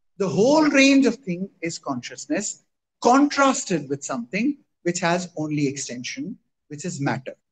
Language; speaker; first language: English; non-native, local second language; Hindi